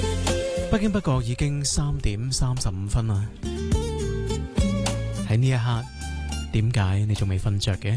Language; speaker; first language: Chinese; non-native, local second language; Cantonese